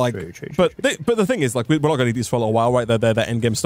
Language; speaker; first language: English; native; English